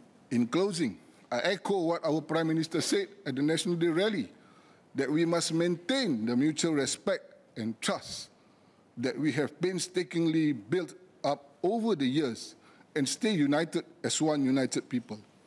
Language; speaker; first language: English; non-native, local second language; Malay